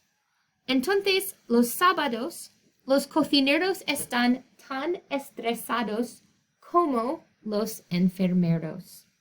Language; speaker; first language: Spanish; non-native, fluent; English